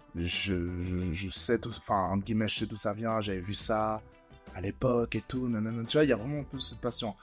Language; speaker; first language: French; native; French